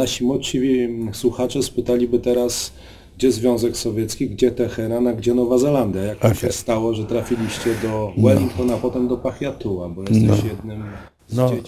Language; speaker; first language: Polish; native; Polish